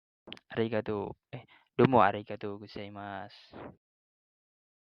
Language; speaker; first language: Japanese; non-native, learner; Indonesian